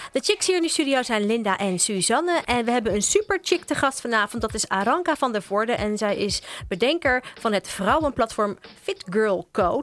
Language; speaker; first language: Dutch; native; Dutch